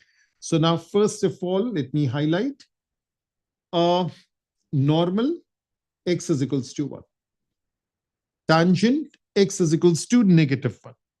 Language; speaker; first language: English; non-native, local second language; Urdu